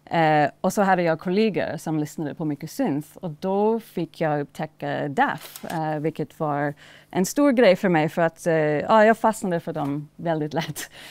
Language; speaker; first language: Swedish; non-native, fluent; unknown